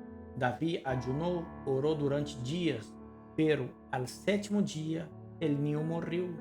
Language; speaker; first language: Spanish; non-native, learner; Portuguese